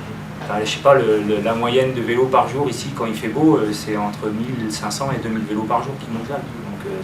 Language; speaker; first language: French; native; French